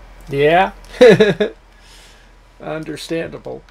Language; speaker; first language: English; native; English